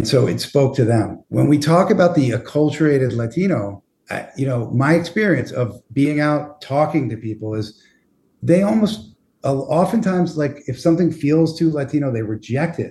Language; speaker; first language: English; native; English